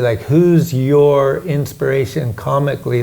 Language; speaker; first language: English; native; English